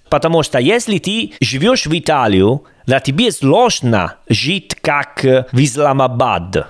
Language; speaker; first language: Russian; non-native, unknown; Italian